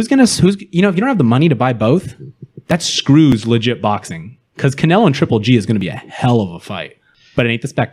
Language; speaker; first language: English; native; English